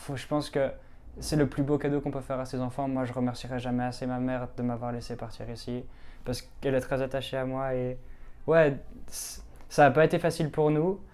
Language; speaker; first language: French; native; French